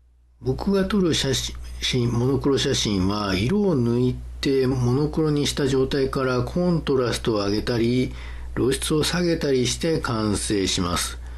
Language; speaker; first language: Japanese; native; Japanese